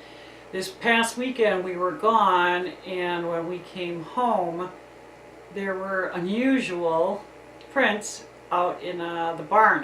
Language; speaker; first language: English; native; English